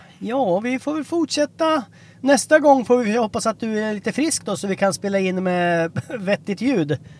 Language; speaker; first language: Swedish; native; Swedish